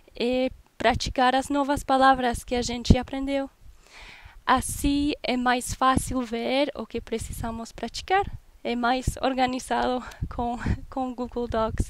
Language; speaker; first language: Portuguese; non-native, learner; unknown